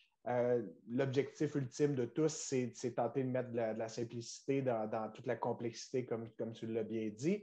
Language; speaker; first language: French; native; French